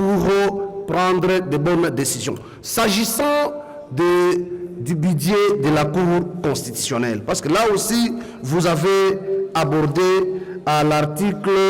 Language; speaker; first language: French; native; French